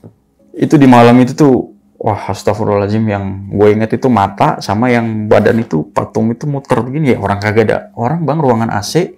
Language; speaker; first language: Indonesian; native; Indonesian